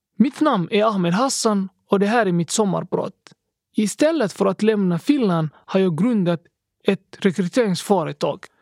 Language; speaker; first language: Swedish; early bilingual, other home language; Somali